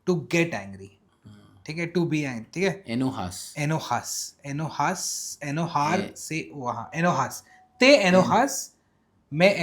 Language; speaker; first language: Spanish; non-native, learner; Hindi